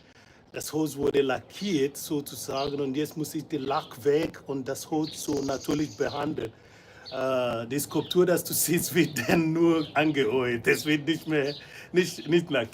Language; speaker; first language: German; non-native, fluent; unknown